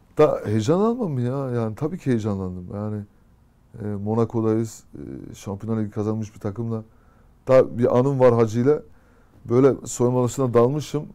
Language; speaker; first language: Turkish; early bilingual, heritage; Turkish